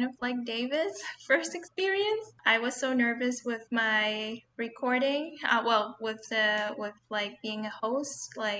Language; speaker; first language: English; non-native, local second language; Cantonese